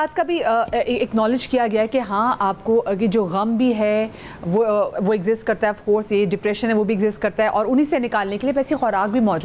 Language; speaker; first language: Urdu; native; Urdu